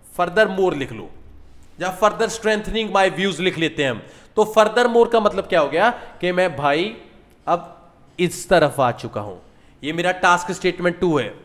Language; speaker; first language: Hindi; non-native, local second language; Punjabi